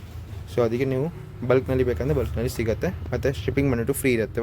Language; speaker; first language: Kannada; non-native, local second language; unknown